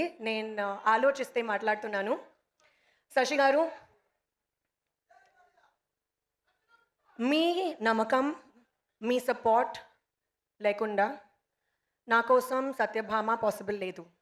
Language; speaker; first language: Telugu; non-native, learner; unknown